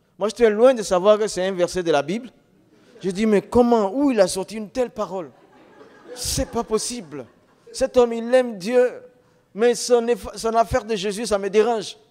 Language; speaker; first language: French; non-native, local second language; Dyula